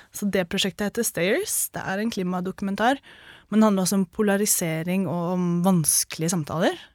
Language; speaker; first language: Norwegian; native; Norwegian